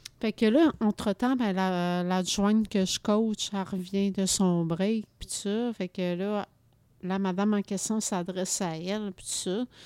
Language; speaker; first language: French; native; French